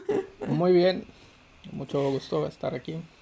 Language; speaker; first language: Spanish; non-native, fluent; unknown